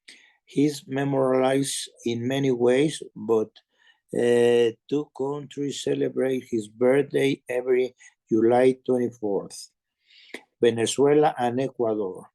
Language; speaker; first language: English; non-native, learner; Spanish